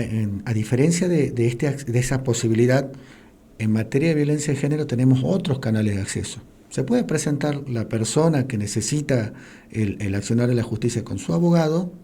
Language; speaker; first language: Spanish; native; Spanish